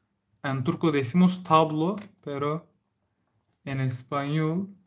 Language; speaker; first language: Spanish; non-native, learner; Turkish